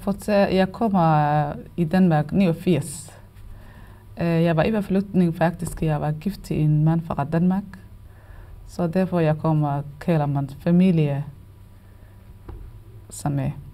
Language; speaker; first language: Danish; non-native, learner; Somali